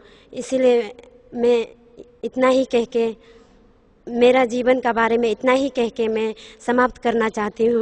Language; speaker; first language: Hindi; non-native, local second language; Nyishi